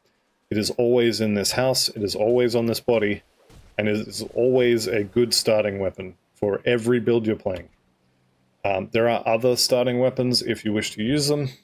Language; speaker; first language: English; native; English